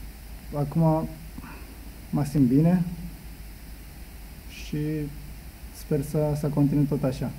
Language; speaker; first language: Romanian; non-native, learner; Japanese